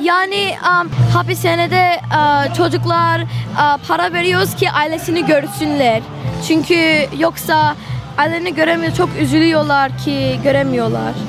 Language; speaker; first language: Turkish; early bilingual, heritage; Turkish